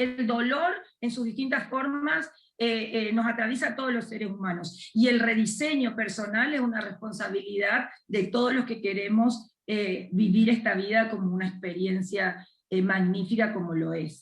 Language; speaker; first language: Spanish; native; Spanish